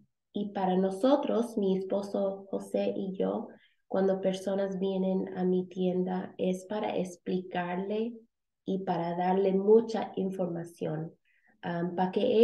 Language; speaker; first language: Spanish; early bilingual, heritage; Spanish